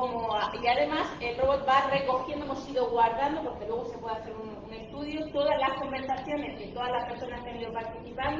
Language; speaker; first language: Spanish; native; Spanish